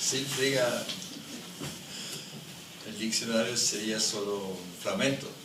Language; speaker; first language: Spanish; non-native, fluent; German